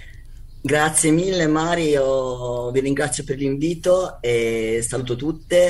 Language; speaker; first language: Italian; native; Italian